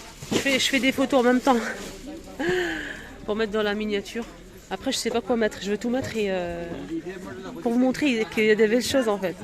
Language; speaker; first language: French; native; French